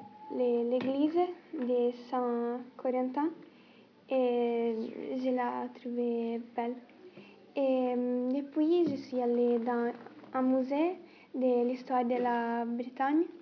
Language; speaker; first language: French; non-native, learner; Italian